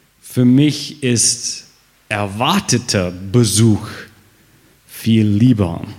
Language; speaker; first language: German; non-native, fluent; English